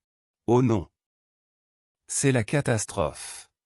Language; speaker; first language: French; non-native, local second language; Arabic